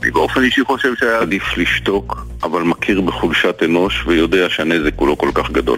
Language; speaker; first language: Hebrew; native; Hebrew